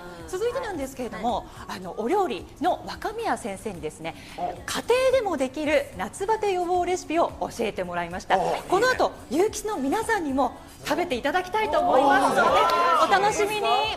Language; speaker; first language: Japanese; native; Japanese